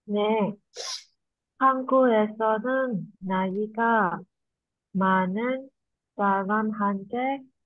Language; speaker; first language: Korean; non-native, learner; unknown